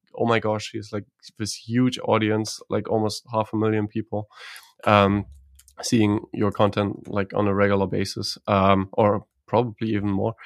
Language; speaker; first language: English; non-native, fluent; Croatian